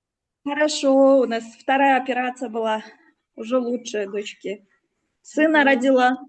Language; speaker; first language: Russian; non-native, local second language; Kyrgyz